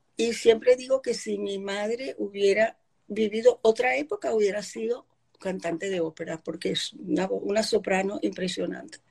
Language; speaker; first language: Spanish; early bilingual, other home language; Polish